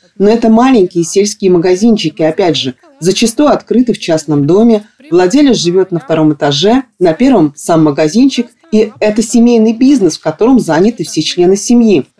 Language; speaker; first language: Russian; non-native, local second language; Latvian